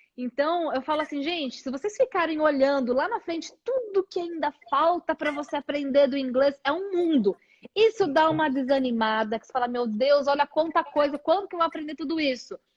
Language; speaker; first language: Portuguese; native; Portuguese